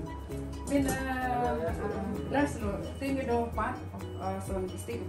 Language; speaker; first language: Swedish; non-native, learner; Filipino